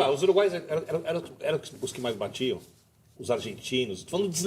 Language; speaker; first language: Portuguese; native; Portuguese